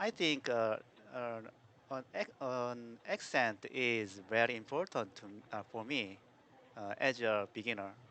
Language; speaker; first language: English; non-native, learner; Korean